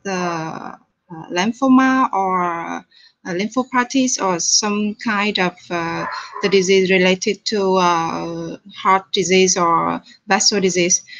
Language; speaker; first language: English; non-native, fluent; Vietnamese